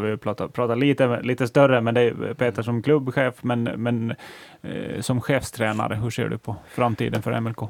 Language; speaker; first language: Swedish; native; Swedish